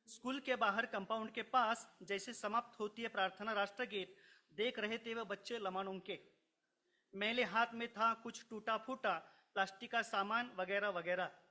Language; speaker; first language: Hindi; non-native, local second language; Marathi